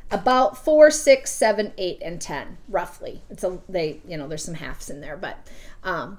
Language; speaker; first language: English; native; English